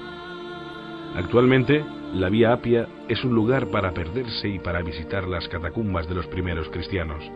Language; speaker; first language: Spanish; native; Spanish